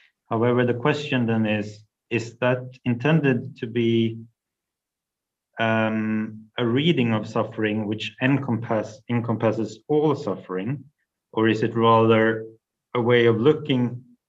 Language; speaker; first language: English; non-native, fluent; Swedish